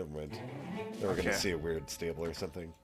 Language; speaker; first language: English; native; English